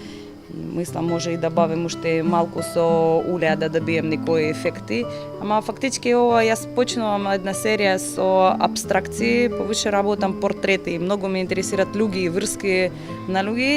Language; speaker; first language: Macedonian; non-native, learner; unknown